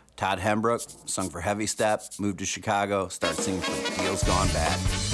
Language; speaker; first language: English; native; English